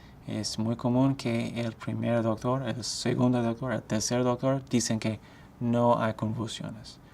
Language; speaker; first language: Spanish; non-native, fluent; English